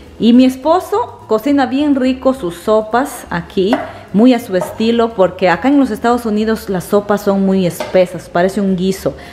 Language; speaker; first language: Spanish; native; Spanish